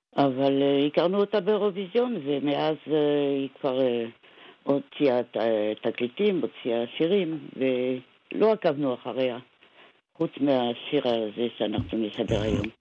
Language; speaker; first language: Hebrew; non-native, fluent; French